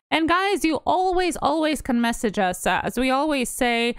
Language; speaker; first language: English; non-native, fluent; Latvian